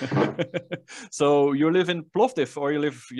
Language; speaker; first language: English; non-native, fluent; Dutch